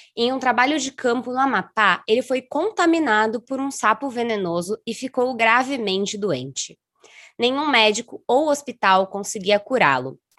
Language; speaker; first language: Portuguese; native; Portuguese